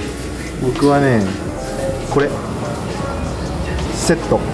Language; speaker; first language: Japanese; non-native, learner; Chinese